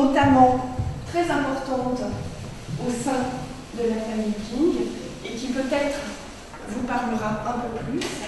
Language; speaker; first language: French; native; French